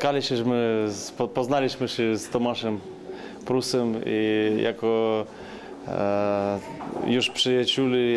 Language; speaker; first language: Polish; non-native, learner; Ukrainian